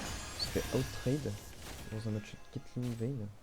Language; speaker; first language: French; native; French